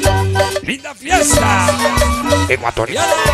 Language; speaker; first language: Spanish; native; Spanish